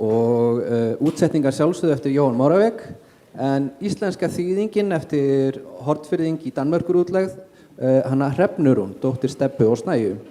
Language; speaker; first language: Icelandic; native; Icelandic